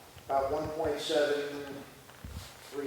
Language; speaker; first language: English; native; English